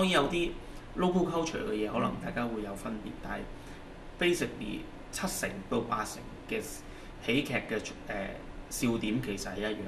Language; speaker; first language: Cantonese; native; Cantonese